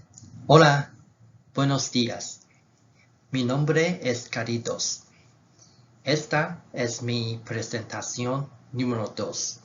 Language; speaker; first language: Spanish; non-native, learner; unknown